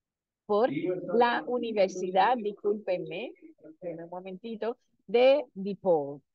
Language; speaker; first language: Spanish; native; Spanish